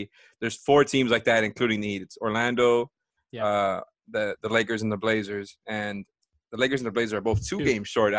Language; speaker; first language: English; native; English